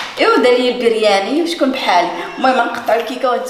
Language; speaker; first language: Arabic; native; Arabic